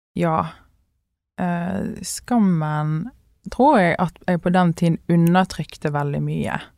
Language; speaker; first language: Norwegian; native; Norwegian